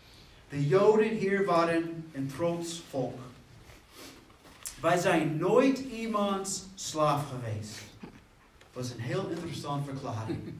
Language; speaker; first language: Dutch; non-native, fluent; English